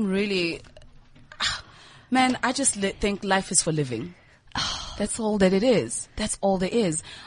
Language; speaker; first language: English; non-native, local second language; Zulu